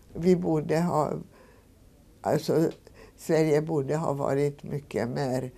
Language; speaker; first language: Swedish; non-native, fluent; Hungarian